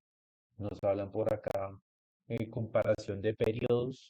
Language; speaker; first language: Spanish; native; Spanish